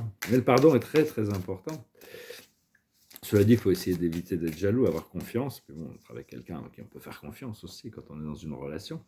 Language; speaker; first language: French; native; French